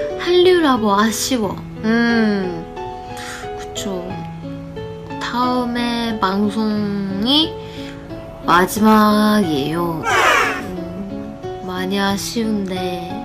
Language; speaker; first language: Korean; non-native, learner; Japanese